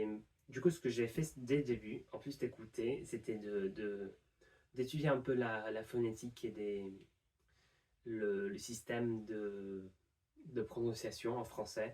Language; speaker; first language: French; non-native, fluent; English